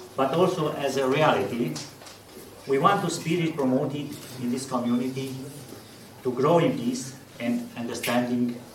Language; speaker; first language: English; non-native, fluent; Romanian